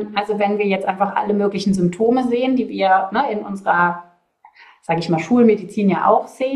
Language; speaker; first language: German; native; German